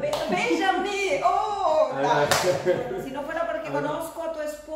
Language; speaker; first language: Spanish; native; Spanish